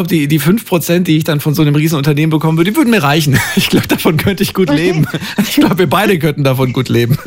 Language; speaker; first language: German; native; German